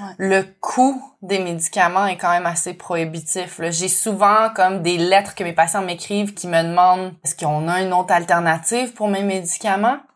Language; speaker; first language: French; native; French